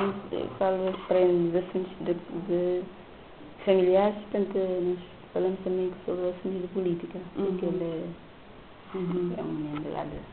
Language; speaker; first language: Portuguese; non-native, local second language; Kabuverdianu